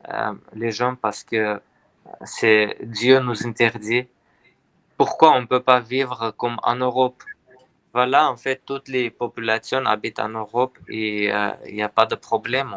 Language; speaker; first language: French; non-native, learner; Armenian